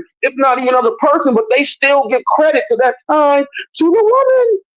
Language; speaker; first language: English; native; English